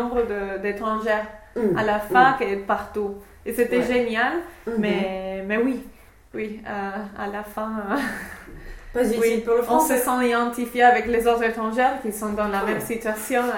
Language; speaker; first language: French; non-native, fluent; English